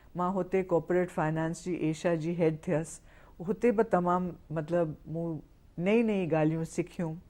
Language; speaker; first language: Sindhi; early bilingual, heritage; Sindhi